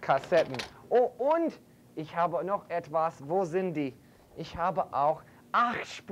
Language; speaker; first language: German; non-native, fluent; English